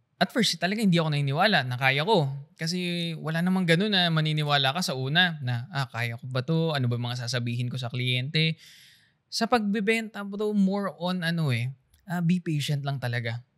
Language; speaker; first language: Filipino; native; Filipino